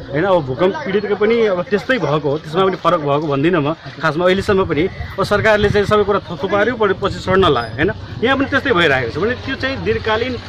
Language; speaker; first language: Nepali; non-native, local second language; Maithili